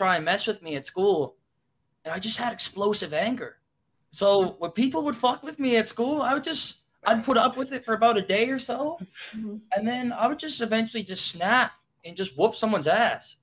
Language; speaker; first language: English; native; English